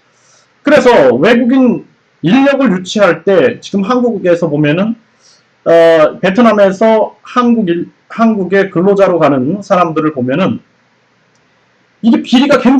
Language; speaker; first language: Korean; native; Korean